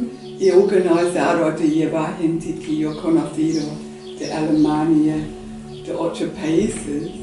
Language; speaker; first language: Spanish; non-native, learner; English